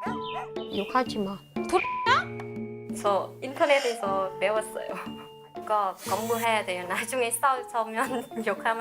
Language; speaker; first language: Korean; non-native, learner; Vietnamese